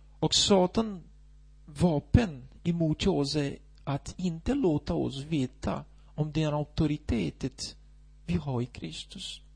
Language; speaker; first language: Swedish; non-native, fluent; Portuguese